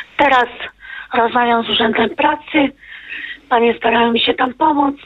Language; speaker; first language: Polish; native; Polish